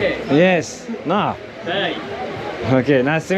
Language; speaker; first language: English; non-native, learner; Turkish